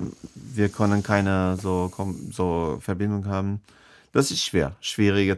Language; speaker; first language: German; non-native, fluent; Persian